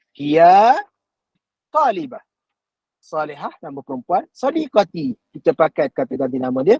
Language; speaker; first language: Malay; native; Malay